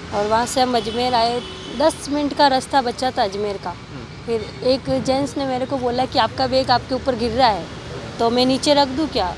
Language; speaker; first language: Hindi; native; Hindi